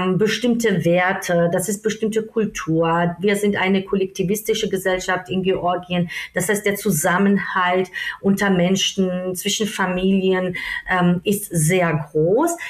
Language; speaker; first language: German; non-native, fluent; Georgian